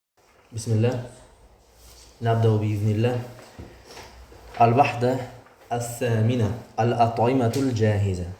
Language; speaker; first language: Arabic; non-native, fluent; Uzbek